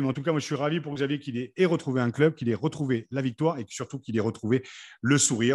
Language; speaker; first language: French; native; French